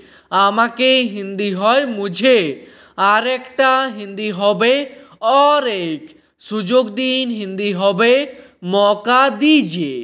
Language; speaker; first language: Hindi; non-native, fluent; Bangla